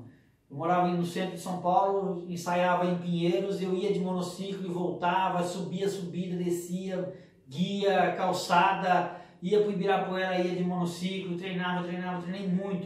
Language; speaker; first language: Portuguese; native; Portuguese